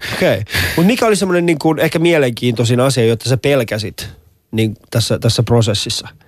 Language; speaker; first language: Finnish; early bilingual, other home language; Persian